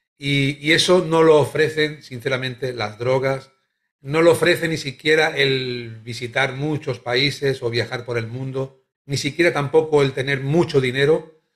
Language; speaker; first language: Spanish; native; Spanish